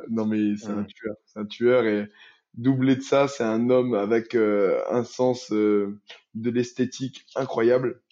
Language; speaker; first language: French; native; French